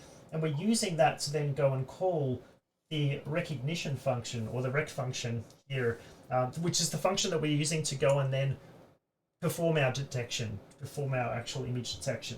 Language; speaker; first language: English; native; English